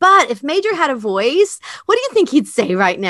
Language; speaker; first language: English; native; English